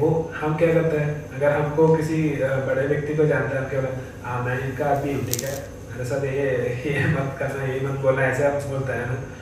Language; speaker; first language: Hindi; non-native, fluent; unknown